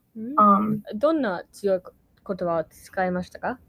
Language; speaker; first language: Japanese; non-native, learner; English